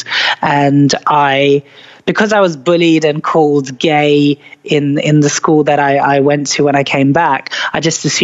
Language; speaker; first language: English; native; English